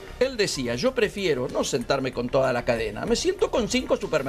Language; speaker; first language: Spanish; native; Spanish